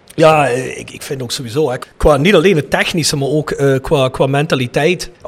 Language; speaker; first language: Dutch; native; Dutch